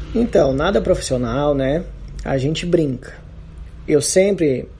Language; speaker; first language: Portuguese; native; Portuguese